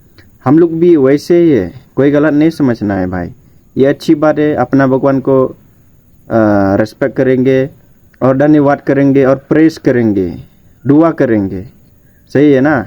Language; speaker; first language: Hindi; non-native, local second language; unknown